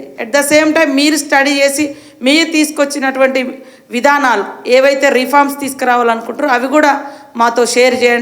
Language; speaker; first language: Telugu; native; Telugu